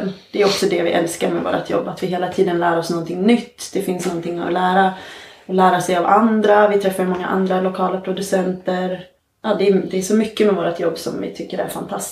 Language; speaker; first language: Swedish; native; Swedish